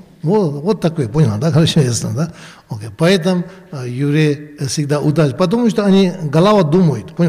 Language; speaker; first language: Russian; non-native, learner; Tibetan